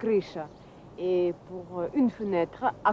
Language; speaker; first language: French; non-native, fluent; Russian